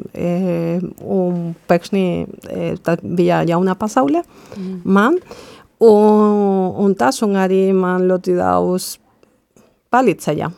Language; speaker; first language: Latvian; non-native, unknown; Spanish